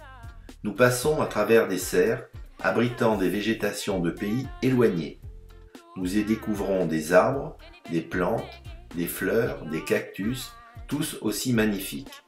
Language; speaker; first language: French; native; French